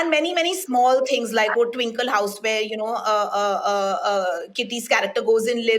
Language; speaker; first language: English; non-native, local second language; Hindi